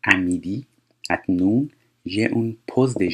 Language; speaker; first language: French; non-native, fluent; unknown